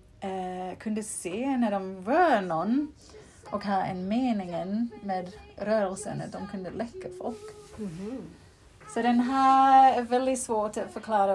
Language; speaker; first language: Swedish; non-native, fluent; English